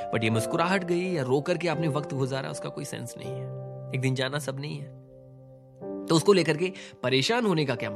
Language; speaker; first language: Hindi; native; Hindi